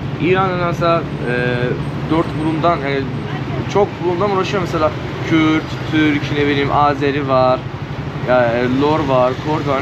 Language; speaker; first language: Turkish; non-native, fluent; Persian